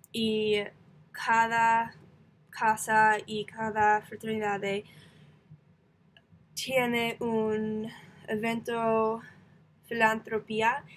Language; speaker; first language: Spanish; non-native, learner; English